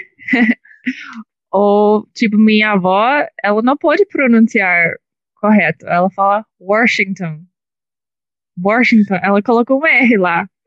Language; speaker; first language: Portuguese; non-native, learner; English